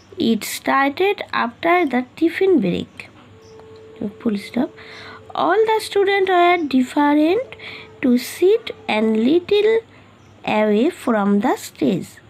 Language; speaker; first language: English; non-native, local second language; Bangla